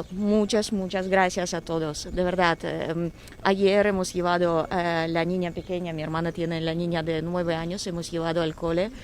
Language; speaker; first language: Spanish; non-native, fluent; Ukrainian